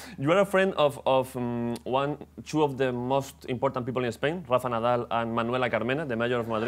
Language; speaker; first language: English; non-native, fluent; Spanish